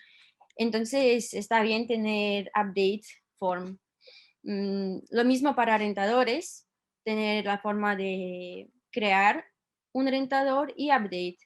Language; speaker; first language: Spanish; non-native, fluent; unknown